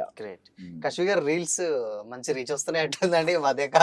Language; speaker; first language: Telugu; native; Telugu